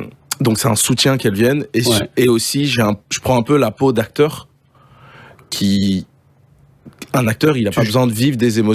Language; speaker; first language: French; native; French